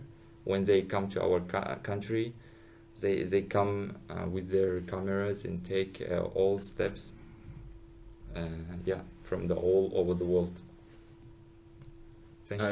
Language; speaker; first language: English; non-native, learner; Uzbek